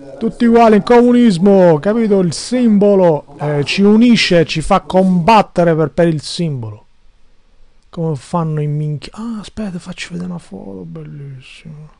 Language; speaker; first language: Italian; non-native, fluent; Albanian